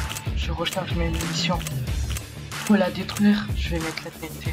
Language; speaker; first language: French; native; French